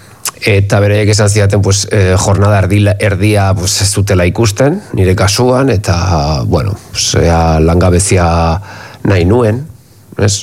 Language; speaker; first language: Basque; native; Basque